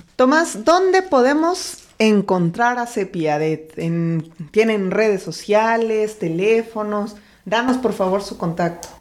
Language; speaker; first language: Spanish; native; Spanish